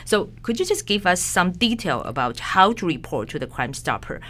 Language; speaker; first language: English; non-native, fluent; Chinese